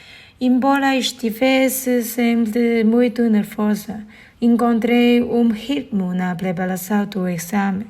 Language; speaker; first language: Portuguese; non-native, learner; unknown